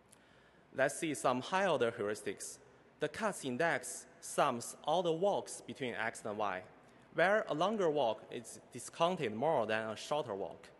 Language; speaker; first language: English; non-native, fluent; Chinese